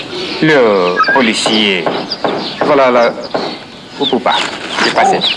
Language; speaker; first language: French; non-native, learner; Romanian